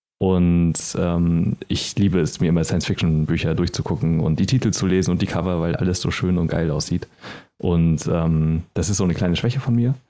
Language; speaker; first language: German; native; German